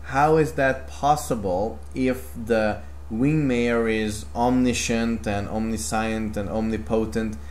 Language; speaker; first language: English; non-native, fluent; Hungarian